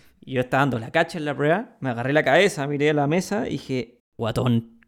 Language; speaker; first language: Spanish; native; Spanish